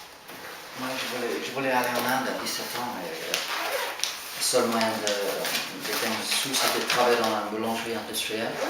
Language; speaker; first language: French; non-native, fluent; English